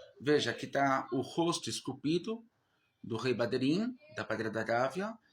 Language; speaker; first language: Portuguese; native; Portuguese